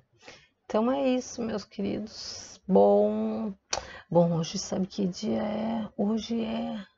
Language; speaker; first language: Portuguese; native; Portuguese